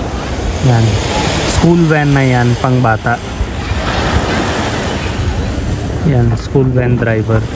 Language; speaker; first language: Filipino; non-native, learner; Hindi